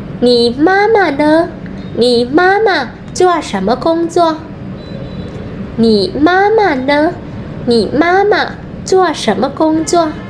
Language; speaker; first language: Chinese; non-native, fluent; Vietnamese